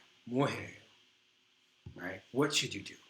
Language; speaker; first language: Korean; non-native, learner; English